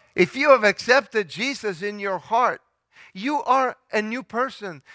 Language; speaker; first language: English; early bilingual, other home language; Italian